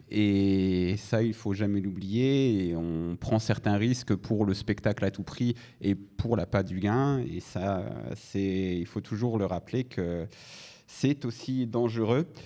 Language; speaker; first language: French; native; French